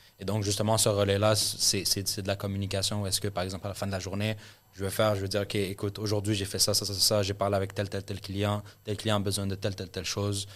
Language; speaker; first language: French; early bilingual, other home language; Arabic